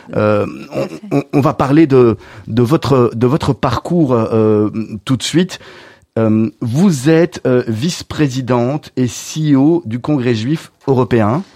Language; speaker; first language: French; native; French